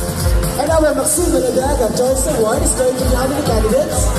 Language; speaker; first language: English; non-native, local second language; Filipino